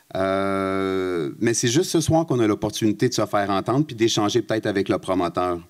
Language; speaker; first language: French; native; French